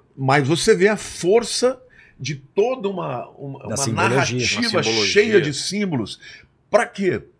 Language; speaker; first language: Portuguese; non-native, fluent; Italian